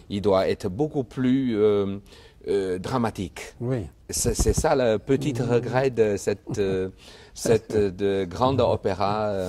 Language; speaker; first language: French; non-native, fluent; Chinese